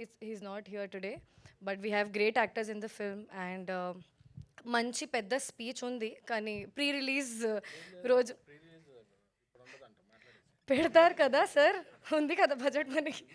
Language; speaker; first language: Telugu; non-native, fluent; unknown